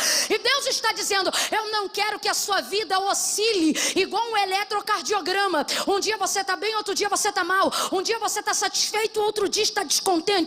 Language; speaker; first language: Portuguese; native; Portuguese